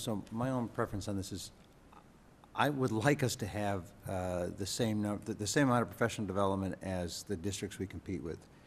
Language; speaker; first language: English; native; English